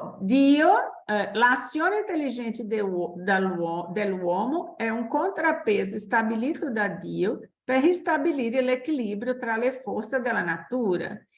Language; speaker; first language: Italian; non-native, fluent; Portuguese